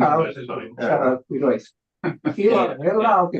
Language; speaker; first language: Welsh; native; Welsh